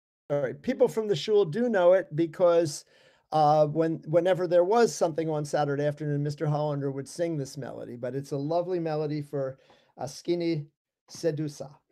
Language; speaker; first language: English; native; English